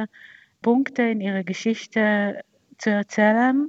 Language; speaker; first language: German; non-native, fluent; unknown